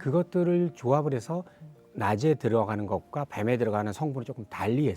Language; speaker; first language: Korean; native; Korean